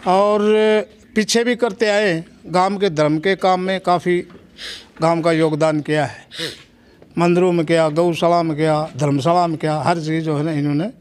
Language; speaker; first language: Hindi; native; Hindi